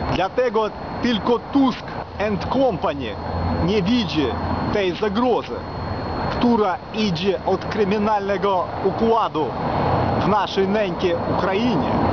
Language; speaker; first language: Polish; non-native, fluent; Ukrainian